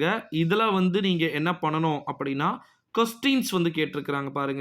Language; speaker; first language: Tamil; native; Tamil